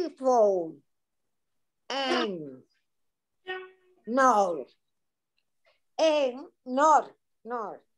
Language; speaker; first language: English; non-native, learner; Spanish